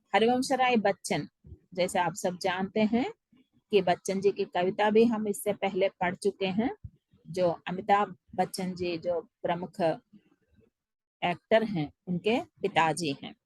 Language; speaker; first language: Hindi; non-native, local second language; Telugu